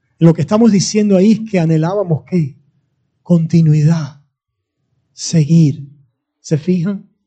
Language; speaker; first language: Spanish; native; Spanish